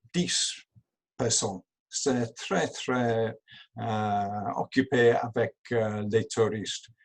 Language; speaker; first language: French; non-native, learner; English